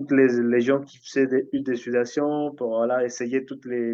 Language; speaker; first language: French; non-native, fluent; Spanish